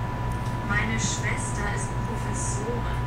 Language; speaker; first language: German; non-native, learner; English